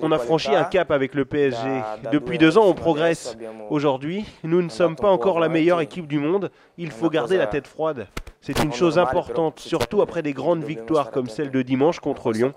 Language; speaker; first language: French; native; French